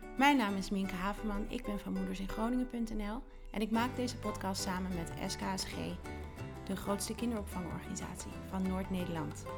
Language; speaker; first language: Dutch; native; Dutch